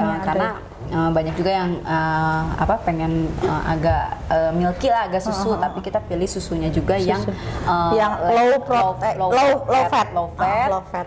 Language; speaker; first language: Indonesian; native; Indonesian